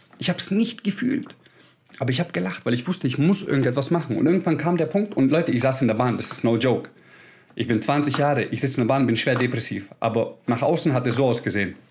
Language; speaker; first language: German; early bilingual, other home language; Croatian